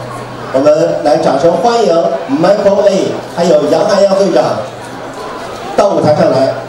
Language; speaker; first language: Chinese; native; Chinese